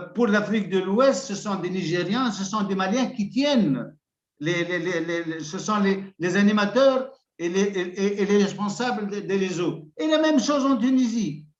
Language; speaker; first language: French; non-native, local second language; Arabic